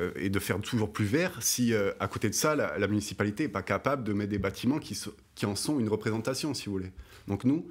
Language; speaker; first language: French; native; French